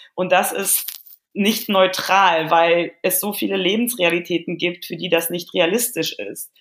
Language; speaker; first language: German; early bilingual, other home language; Polish